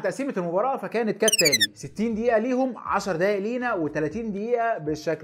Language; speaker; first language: Arabic; native; Arabic